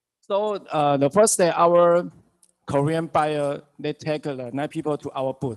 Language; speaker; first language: English; non-native, learner; Chinese